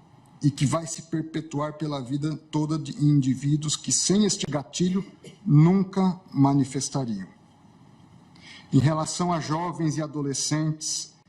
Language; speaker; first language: Portuguese; native; Portuguese